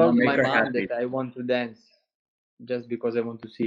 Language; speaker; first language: English; non-native, learner; Romanian